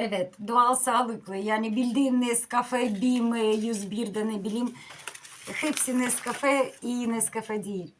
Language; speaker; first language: Turkish; non-native, learner; Russian